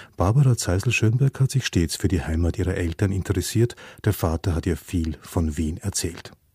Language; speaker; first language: German; native; German